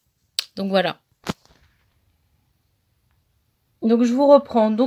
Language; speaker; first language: French; native; French